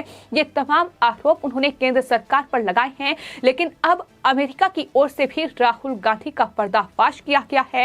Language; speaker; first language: Hindi; native; Hindi